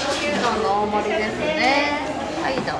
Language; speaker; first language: Japanese; native; Japanese